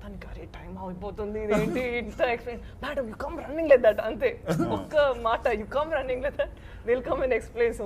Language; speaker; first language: Telugu; non-native, local second language; Tamil